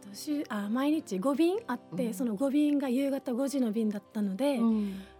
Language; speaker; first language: Japanese; native; Japanese